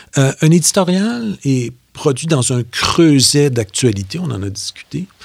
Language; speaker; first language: French; native; French